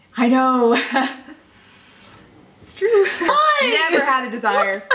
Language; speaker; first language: English; native; English